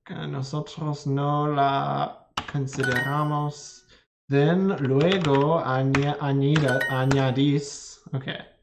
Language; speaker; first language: Spanish; non-native, learner; English